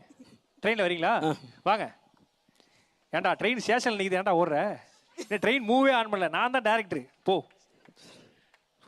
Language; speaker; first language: Tamil; native; Tamil